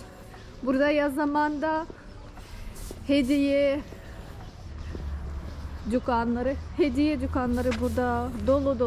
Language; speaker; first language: Turkish; non-native, learner; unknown